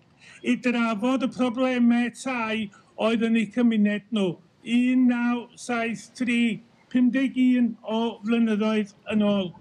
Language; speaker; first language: Welsh; native; Welsh